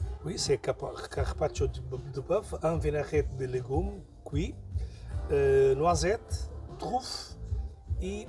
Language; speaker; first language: French; non-native, learner; Portuguese